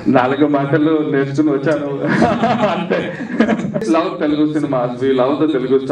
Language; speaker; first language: Telugu; non-native, learner; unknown